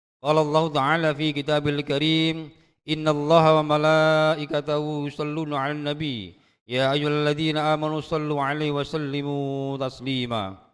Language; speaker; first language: Indonesian; native; Indonesian